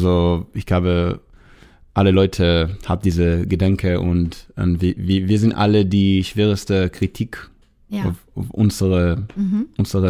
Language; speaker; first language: German; non-native, learner; Hebrew